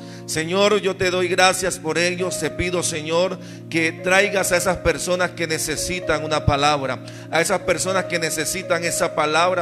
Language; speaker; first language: Spanish; native; Spanish